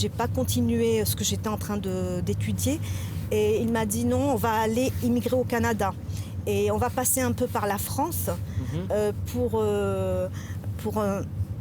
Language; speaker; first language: French; non-native, local second language; Arabic